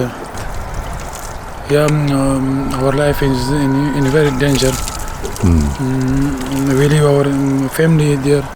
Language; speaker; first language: English; non-native, learner; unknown